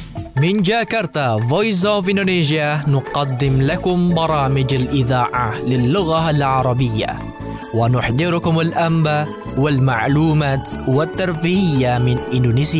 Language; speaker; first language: Arabic; non-native, fluent; Indonesian